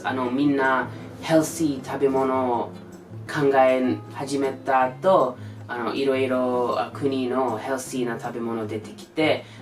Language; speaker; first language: Japanese; non-native, learner; English